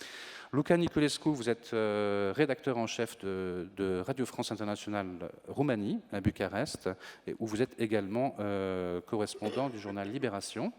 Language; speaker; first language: French; native; French